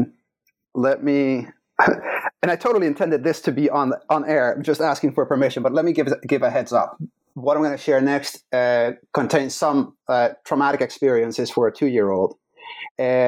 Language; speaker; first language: English; non-native, fluent; Dutch